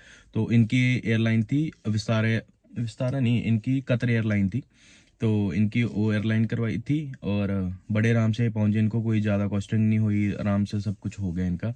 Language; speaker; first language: Hindi; native; Hindi